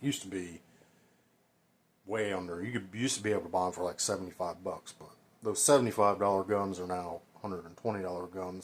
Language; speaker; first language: English; native; English